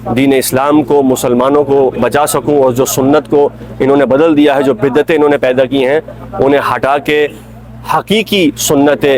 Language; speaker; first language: Urdu; native; Urdu